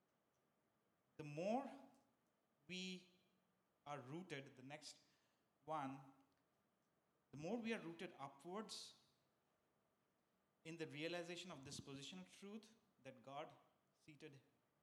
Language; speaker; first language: English; non-native, local second language; Bangla